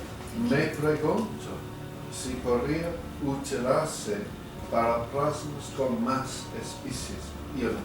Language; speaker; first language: Spanish; non-native, fluent; English